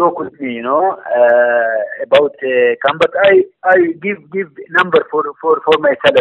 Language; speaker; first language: English; non-native, learner; Arabic